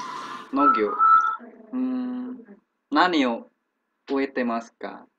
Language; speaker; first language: Japanese; non-native, learner; Indonesian